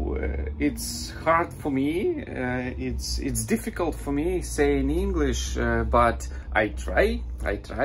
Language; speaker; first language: English; non-native, learner; Russian